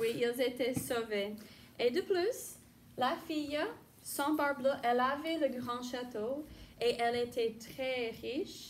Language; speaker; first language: French; non-native, fluent; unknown